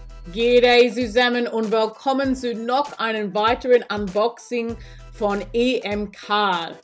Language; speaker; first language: German; non-native, learner; English